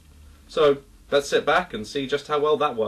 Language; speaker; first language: English; native; English